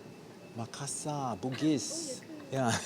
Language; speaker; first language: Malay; non-native, learner; English